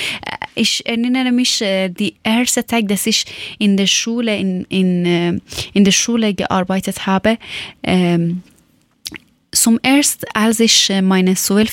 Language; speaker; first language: German; non-native, learner; Persian